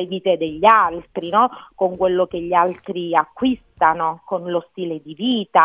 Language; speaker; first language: Italian; native; Italian